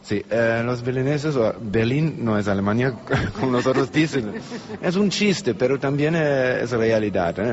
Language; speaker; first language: Spanish; non-native, learner; German